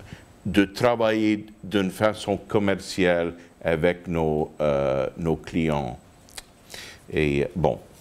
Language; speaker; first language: French; non-native, fluent; English